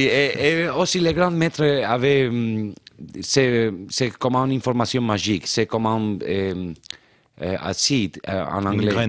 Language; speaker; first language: French; non-native, fluent; Spanish